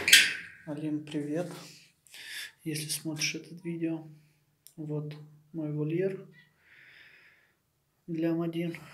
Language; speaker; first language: Russian; non-native, local second language; Romanian